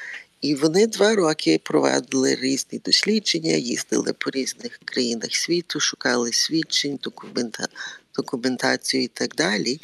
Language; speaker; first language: Ukrainian; early bilingual, heritage; Ukrainian